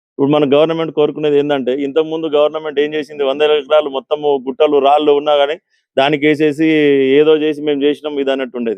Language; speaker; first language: Telugu; non-native, local second language; Lambadi